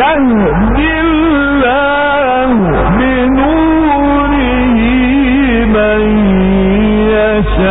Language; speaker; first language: Arabic; native; Arabic